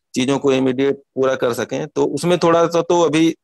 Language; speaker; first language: Hindi; native; Hindi